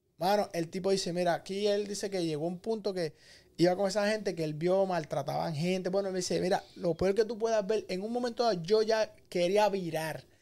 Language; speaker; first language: Spanish; native; Spanish